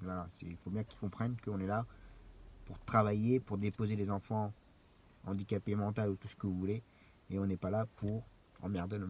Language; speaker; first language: French; native; French